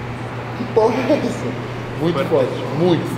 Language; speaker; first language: Portuguese; native; Portuguese